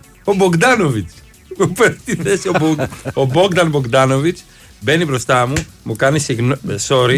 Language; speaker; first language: Greek; native; Greek